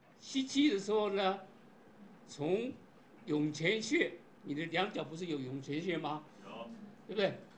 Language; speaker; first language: Chinese; non-native, local second language; Hakka Chinese